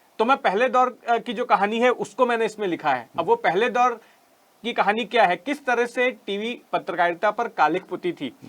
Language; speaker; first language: Hindi; native; Hindi